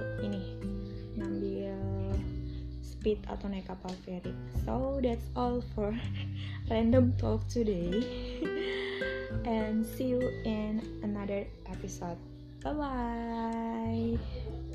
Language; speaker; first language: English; non-native, learner; Indonesian